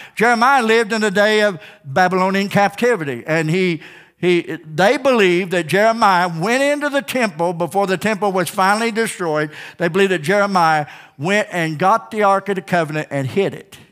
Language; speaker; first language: English; native; English